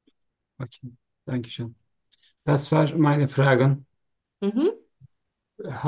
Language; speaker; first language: German; non-native, learner; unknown